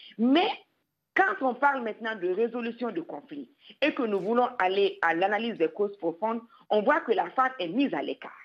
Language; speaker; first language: French; non-native, local second language; Bambara